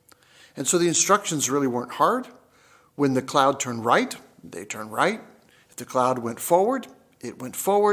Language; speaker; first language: English; native; English